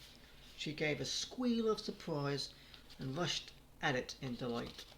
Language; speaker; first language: English; native; English